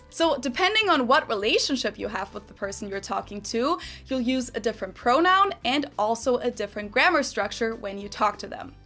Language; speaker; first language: English; non-native, fluent; German